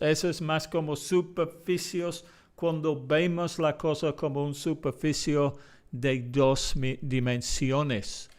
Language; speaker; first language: Spanish; non-native, fluent; English